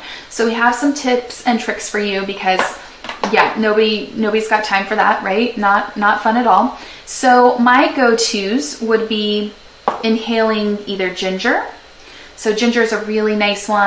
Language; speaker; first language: English; native; English